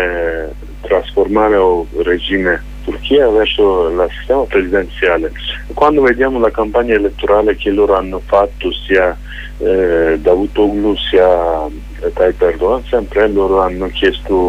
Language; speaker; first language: Italian; non-native, fluent; Kurdish